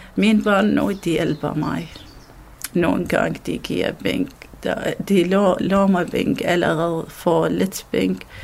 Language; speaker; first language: Danish; non-native, learner; Arabic